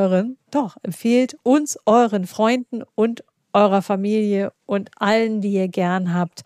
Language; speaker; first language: German; native; German